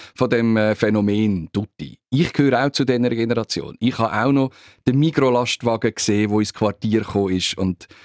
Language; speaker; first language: German; native; German